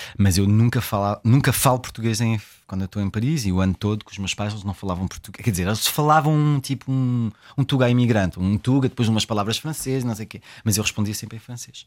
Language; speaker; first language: Portuguese; early bilingual, heritage; French